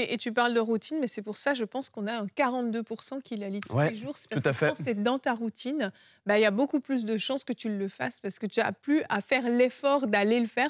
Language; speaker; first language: French; native; French